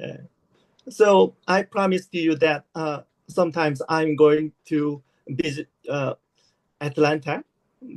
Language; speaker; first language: English; non-native, learner; Korean